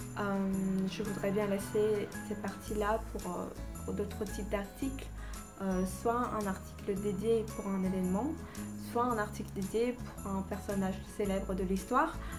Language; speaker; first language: French; non-native, fluent; Vietnamese